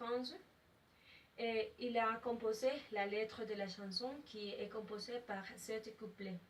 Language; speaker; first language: French; non-native, learner; Spanish